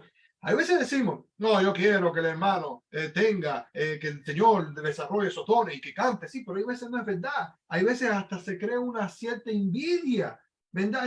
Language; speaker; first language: Spanish; native; Spanish